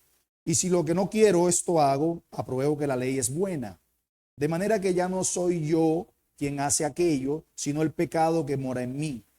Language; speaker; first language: Spanish; native; Spanish